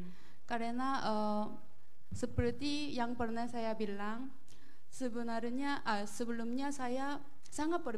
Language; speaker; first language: Indonesian; non-native, learner; Korean